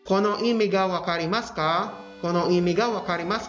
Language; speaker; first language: Japanese; non-native, fluent; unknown